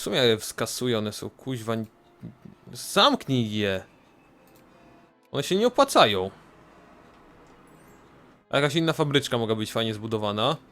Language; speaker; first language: Polish; native; Polish